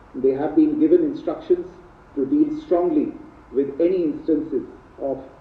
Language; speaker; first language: English; non-native, local second language; Hindi